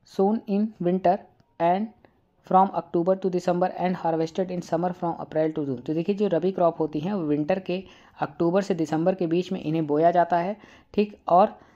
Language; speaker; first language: Hindi; native; Hindi